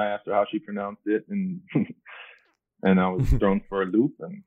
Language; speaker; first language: English; early bilingual, other home language; Spanish